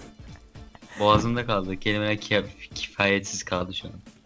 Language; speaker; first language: Turkish; native; Turkish